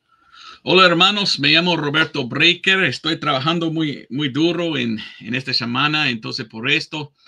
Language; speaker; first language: Spanish; non-native, fluent; English